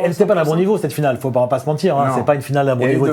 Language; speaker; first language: French; native; French